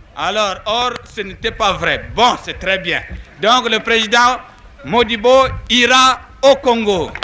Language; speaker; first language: French; non-native, local second language; Kongo